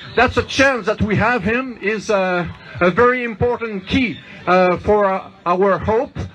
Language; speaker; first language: English; non-native, fluent; French